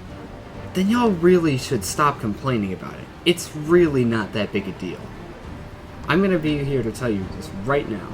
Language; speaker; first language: English; native; English